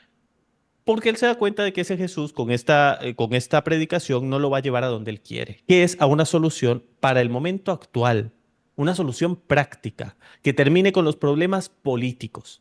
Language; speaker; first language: Spanish; native; Spanish